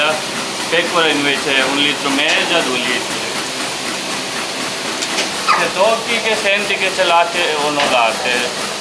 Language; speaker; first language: Italian; non-native, learner; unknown